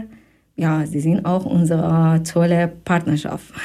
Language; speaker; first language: German; non-native, fluent; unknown